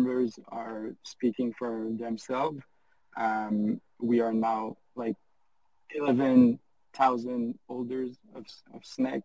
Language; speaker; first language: English; non-native, fluent; French